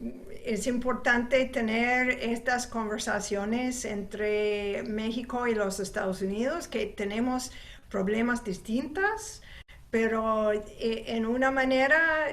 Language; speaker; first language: Spanish; non-native, fluent; English